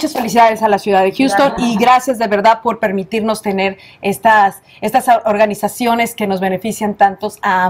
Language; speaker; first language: Spanish; native; Spanish